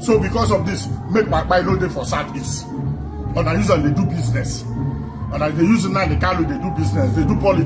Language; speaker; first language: Nigerian Pidgin; non-native, local second language; Igbo